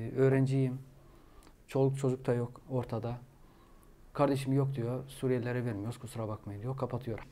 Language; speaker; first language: Turkish; non-native, fluent; Arabic